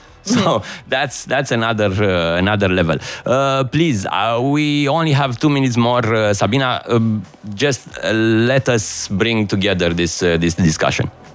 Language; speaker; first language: English; non-native, fluent; Romanian